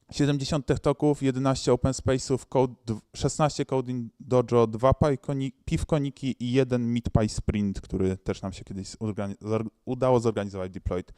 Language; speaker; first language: Polish; native; Polish